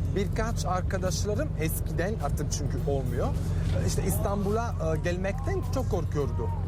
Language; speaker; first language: Turkish; non-native, fluent; Italian